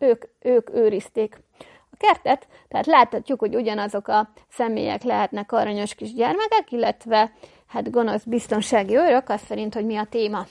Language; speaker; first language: Hungarian; native; Hungarian